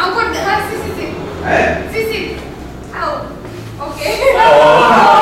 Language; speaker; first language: Italian; non-native, fluent; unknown